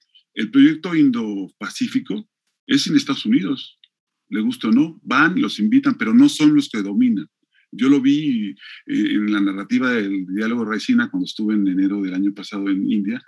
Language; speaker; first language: Spanish; native; Spanish